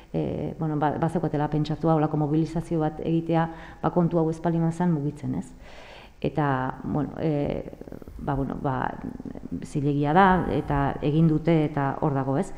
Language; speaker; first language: Basque; native; Basque